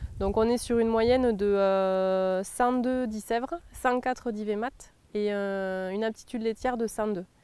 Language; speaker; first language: French; native; French